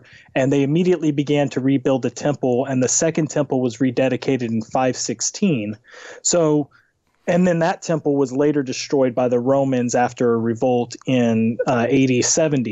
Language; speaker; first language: English; native; English